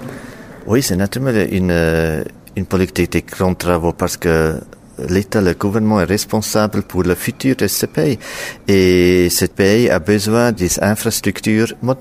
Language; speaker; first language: French; non-native, local second language; German